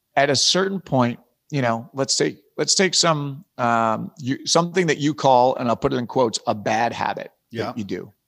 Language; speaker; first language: English; native; English